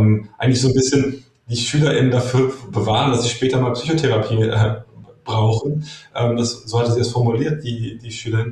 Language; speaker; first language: German; native; German